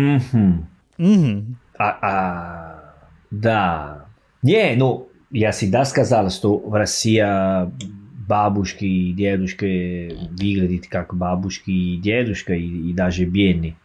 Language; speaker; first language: Russian; non-native, learner; Italian